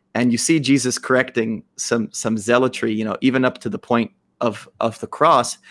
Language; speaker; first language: English; native; English